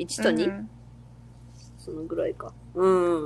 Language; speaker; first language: Japanese; non-native, fluent; English